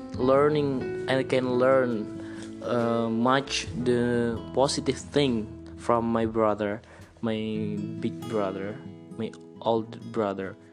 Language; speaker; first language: English; non-native, learner; Indonesian